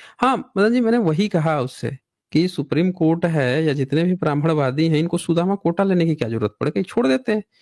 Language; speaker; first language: Hindi; native; Hindi